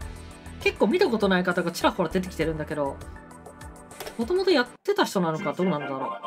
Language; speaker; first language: Japanese; native; Japanese